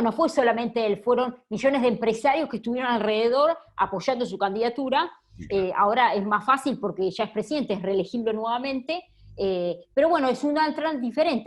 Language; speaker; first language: Spanish; native; Spanish